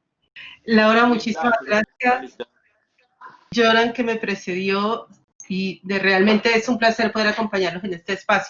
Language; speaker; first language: Spanish; native; Spanish